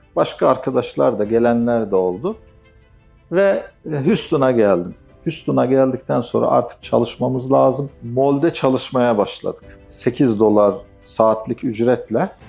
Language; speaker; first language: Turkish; native; Turkish